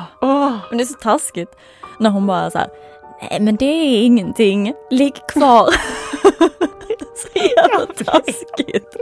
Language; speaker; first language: Swedish; native; Swedish